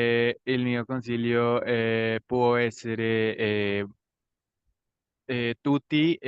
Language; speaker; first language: Italian; non-native, learner; Spanish